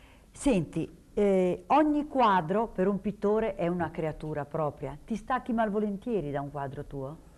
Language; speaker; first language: Italian; native; Italian